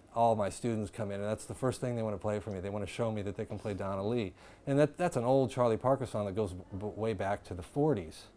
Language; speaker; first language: English; native; English